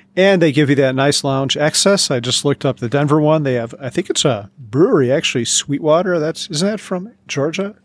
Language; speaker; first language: English; native; English